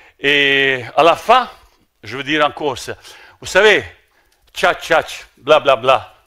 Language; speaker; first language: French; non-native, fluent; Bosnian